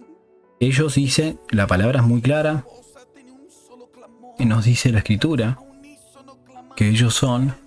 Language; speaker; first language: Spanish; native; Spanish